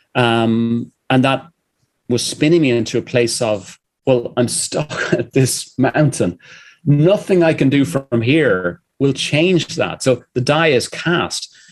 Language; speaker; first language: English; native; English